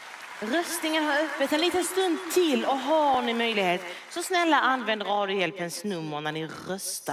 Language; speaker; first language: Swedish; native; Swedish